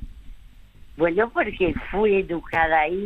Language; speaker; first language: Spanish; early bilingual, other home language; French